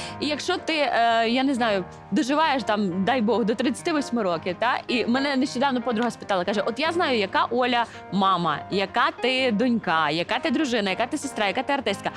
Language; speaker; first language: Ukrainian; native; Ukrainian